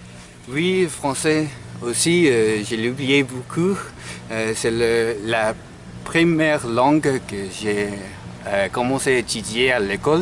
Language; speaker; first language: French; non-native, learner; English